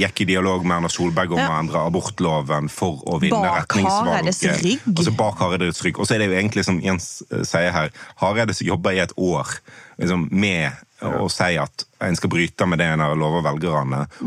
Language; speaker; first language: Norwegian; native; Norwegian